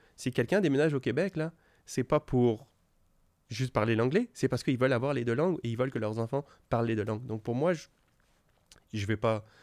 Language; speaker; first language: French; native; French